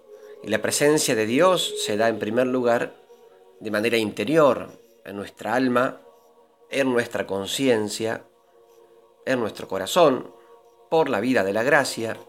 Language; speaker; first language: Spanish; native; Spanish